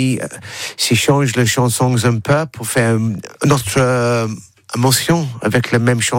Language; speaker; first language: French; non-native, learner; English